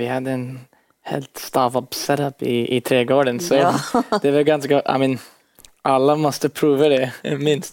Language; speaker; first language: Swedish; early bilingual, heritage; English